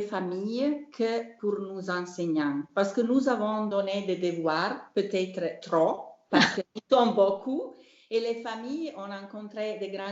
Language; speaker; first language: French; non-native, learner; Italian